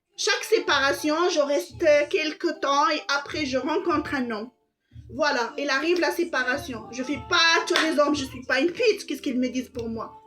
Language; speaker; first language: French; non-native, local second language; Arabic